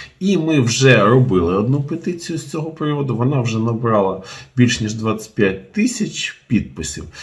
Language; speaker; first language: Ukrainian; non-native, local second language; Russian